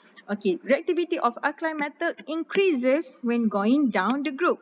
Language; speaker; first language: English; non-native, local second language; Malay